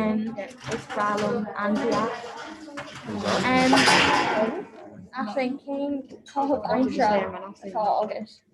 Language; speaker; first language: Irish; non-native, learner; English